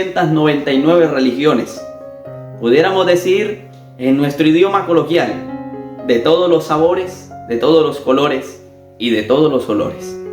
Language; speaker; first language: Spanish; native; Spanish